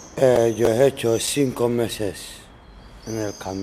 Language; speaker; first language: Spanish; non-native, learner; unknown